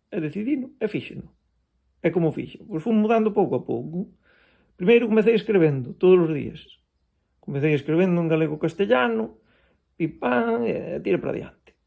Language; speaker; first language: Galician; non-native, local second language; Spanish